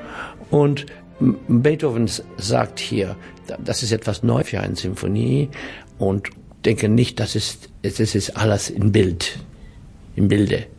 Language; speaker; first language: German; non-native, learner; English